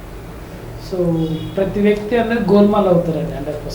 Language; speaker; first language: Telugu; native; Telugu